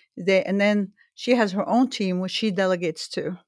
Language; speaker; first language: English; early bilingual, other home language; Arabic